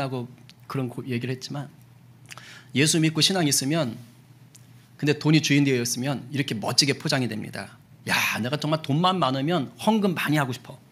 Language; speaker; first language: Korean; native; Korean